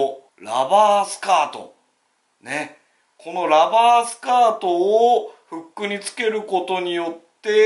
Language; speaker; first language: Japanese; native; Japanese